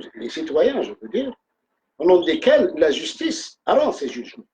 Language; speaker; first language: French; non-native, local second language; Arabic